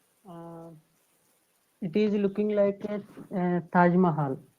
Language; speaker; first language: English; non-native, learner; Telugu